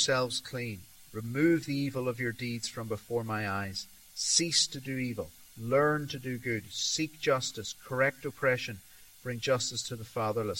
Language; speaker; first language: English; native; English